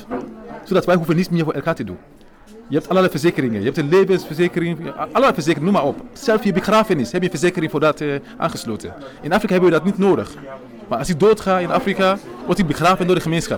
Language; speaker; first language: Dutch; non-native, fluent; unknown